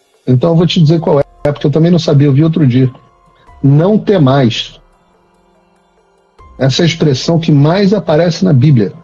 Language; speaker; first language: Portuguese; native; Portuguese